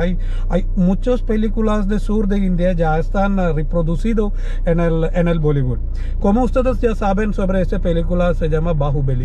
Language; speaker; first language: Spanish; non-native, learner; Malayalam